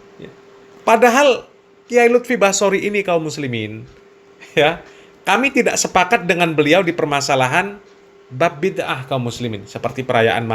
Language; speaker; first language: Indonesian; native; Indonesian